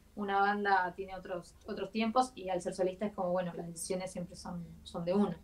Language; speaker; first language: Spanish; native; Spanish